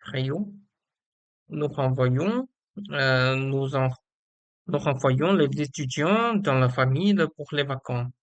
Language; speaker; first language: French; non-native, learner; Chinese